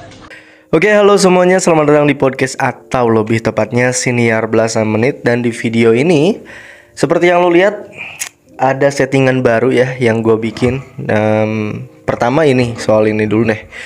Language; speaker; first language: Indonesian; native; Indonesian